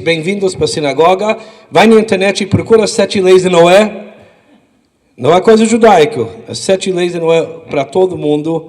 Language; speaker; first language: Portuguese; non-native, fluent; English